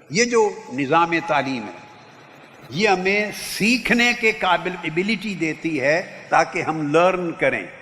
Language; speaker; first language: Urdu; non-native, local second language; Punjabi